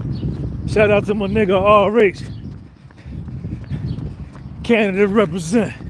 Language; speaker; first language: English; native; English